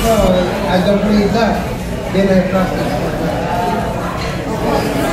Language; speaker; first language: English; non-native, learner; Filipino